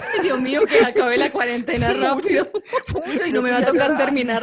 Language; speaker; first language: Spanish; native; Spanish